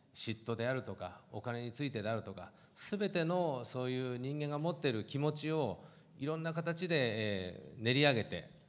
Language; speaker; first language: Japanese; native; Japanese